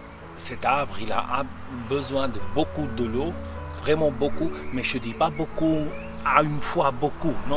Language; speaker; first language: French; non-native, local second language; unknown